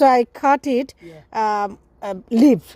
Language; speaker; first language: English; non-native, learner; Bangla